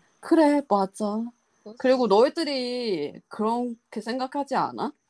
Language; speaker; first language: Korean; non-native, fluent; Chinese